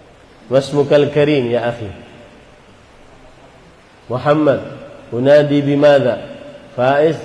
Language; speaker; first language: Arabic; non-native, fluent; Indonesian